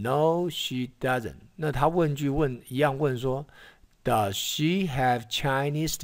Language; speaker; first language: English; non-native, fluent; Chinese